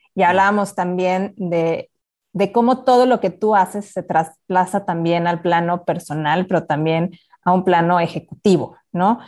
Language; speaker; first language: Spanish; native; Spanish